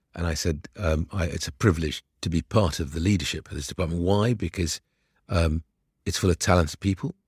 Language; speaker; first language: English; early bilingual, other home language; Arabic